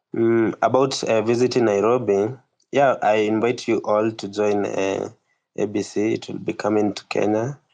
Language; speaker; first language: English; non-native, local second language; Kikuyu